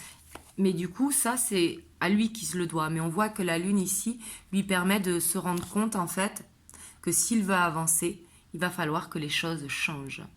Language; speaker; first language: French; native; French